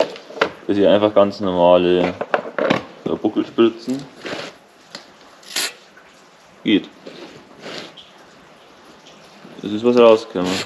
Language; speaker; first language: German; native; German